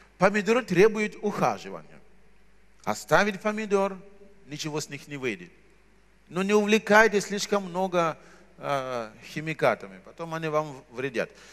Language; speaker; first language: Russian; non-native, fluent; Shona